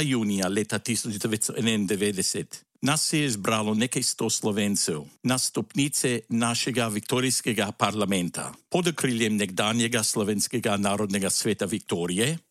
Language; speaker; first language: Slovenian; early bilingual, heritage; Slovenian